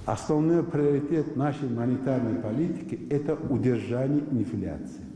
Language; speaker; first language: Russian; non-native, local second language; Uzbek